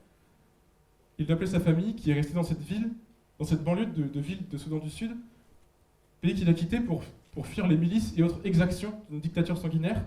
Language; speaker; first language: French; native; French